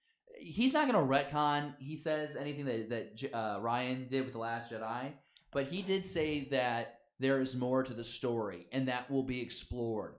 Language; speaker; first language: English; native; English